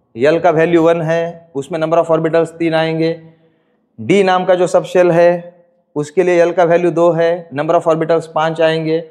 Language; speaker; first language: Hindi; non-native, local second language; Marathi